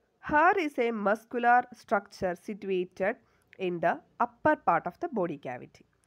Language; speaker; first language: English; non-native, local second language; Malayalam